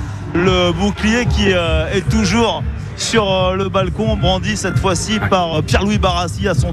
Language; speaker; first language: French; native; French